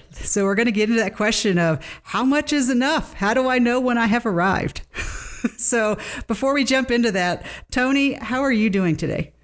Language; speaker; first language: English; native; English